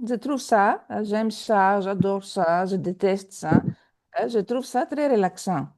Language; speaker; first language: French; non-native, fluent; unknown